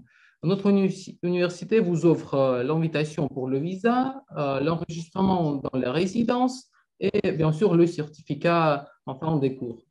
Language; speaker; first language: French; non-native, fluent; Russian